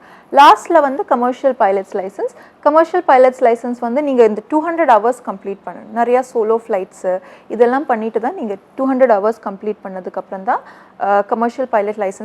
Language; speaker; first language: Tamil; early bilingual, heritage; Tamil